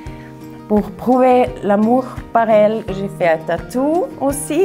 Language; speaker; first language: French; non-native, local second language; German